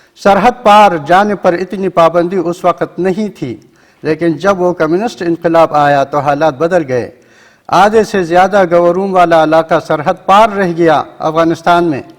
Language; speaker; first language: Urdu; non-native, local second language; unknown